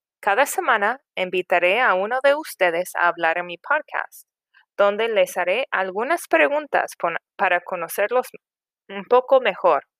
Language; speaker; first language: Spanish; non-native, fluent; English